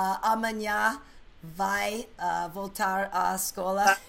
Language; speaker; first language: Portuguese; non-native, learner; English